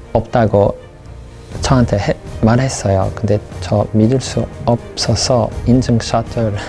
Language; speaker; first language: Korean; non-native, fluent; English